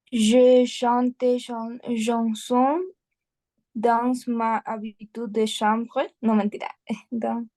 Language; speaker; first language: French; non-native, learner; Spanish